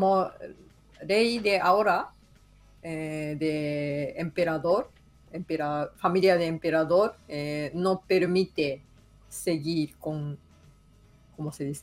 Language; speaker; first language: Spanish; non-native, fluent; Japanese